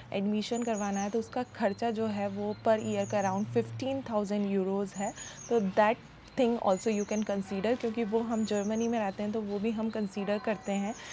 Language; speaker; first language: Hindi; native; Hindi